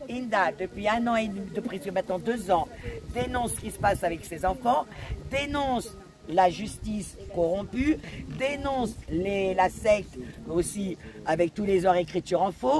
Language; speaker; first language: French; native; French